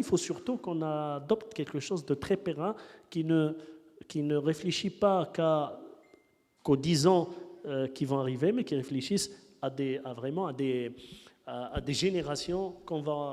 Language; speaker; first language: French; non-native, local second language; Arabic